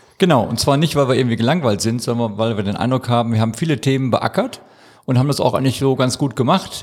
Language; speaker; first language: German; native; German